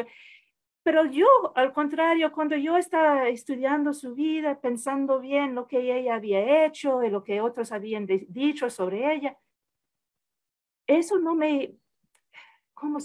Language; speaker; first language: Spanish; non-native, fluent; English